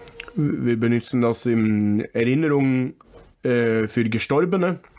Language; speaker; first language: German; non-native, fluent; English